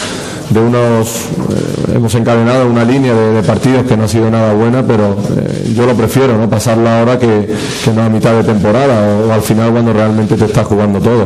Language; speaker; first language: Spanish; native; Spanish